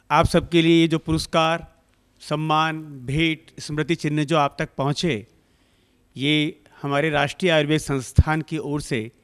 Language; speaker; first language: Hindi; native; Hindi